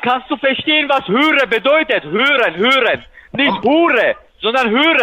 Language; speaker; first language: German; non-native, fluent; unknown